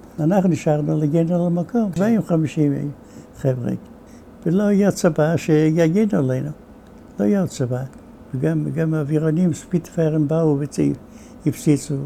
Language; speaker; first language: Hebrew; non-native, fluent; Yiddish